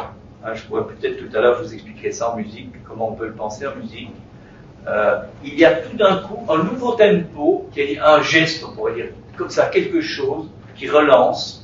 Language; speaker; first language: French; native; French